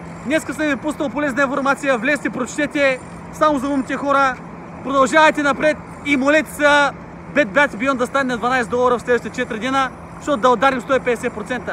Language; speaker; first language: Bulgarian; native; Bulgarian